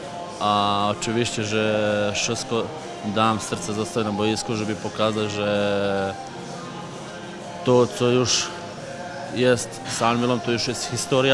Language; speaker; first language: Polish; non-native, fluent; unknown